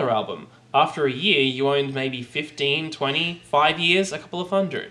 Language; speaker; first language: English; native; English